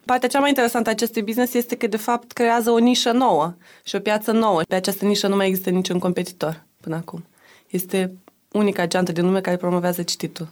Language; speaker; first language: Romanian; native; Romanian